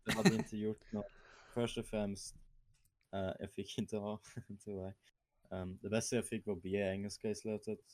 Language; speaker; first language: Swedish; early bilingual, other home language; German